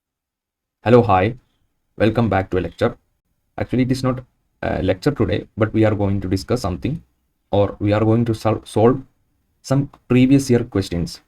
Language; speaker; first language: English; non-native, local second language; Malayalam